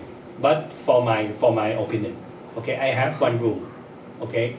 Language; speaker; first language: English; non-native, learner; Thai